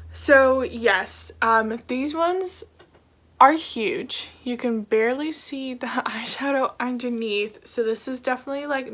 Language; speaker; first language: English; native; English